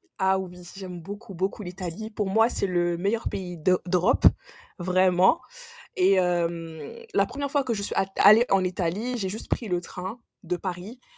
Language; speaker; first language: French; non-native, local second language; Wolof